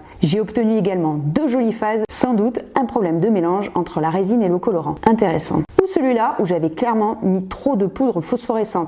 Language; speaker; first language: French; native; French